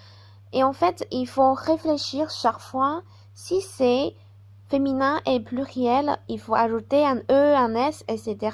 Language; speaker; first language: French; non-native, fluent; Chinese